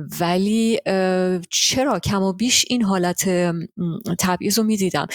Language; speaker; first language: Persian; early bilingual, heritage; Persian